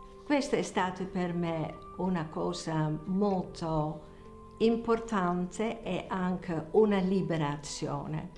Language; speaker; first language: Italian; non-native, fluent; Dutch